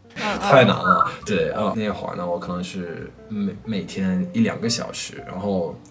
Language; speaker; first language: Chinese; non-native, fluent; English